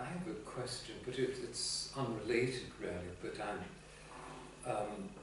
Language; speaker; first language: English; non-native, fluent; Greek